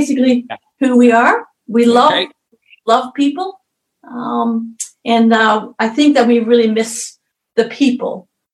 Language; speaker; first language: English; native; English